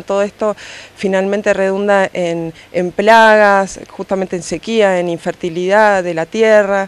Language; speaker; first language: Spanish; native; Spanish